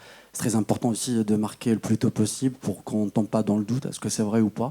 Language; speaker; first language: French; non-native, local second language; Arabic